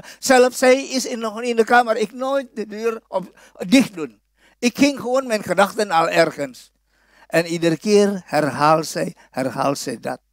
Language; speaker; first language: Dutch; non-native, fluent; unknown